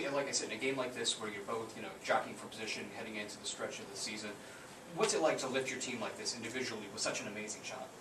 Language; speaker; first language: English; native; English